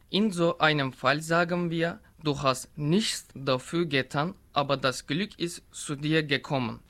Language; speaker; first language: German; non-native, learner; Turkish